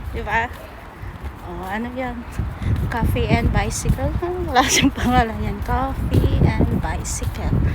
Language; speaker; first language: Filipino; native; Filipino